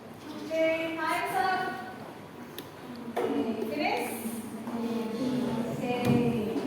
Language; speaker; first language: English; non-native, fluent; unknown